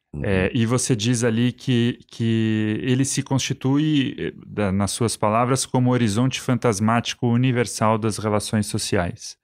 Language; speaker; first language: Portuguese; native; Portuguese